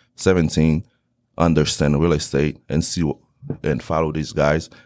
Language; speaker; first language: English; non-native, fluent; Haitian Creole